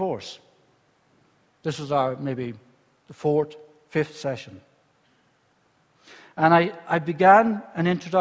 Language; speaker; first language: English; native; English